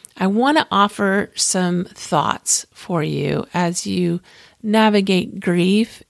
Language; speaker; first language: English; native; English